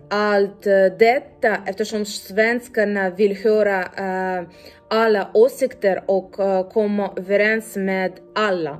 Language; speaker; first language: Swedish; non-native, learner; Ukrainian